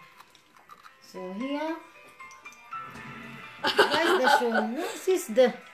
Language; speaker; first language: German; non-native, learner; Cebuano